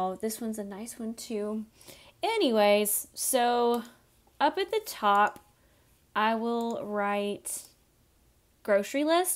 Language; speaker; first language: English; native; English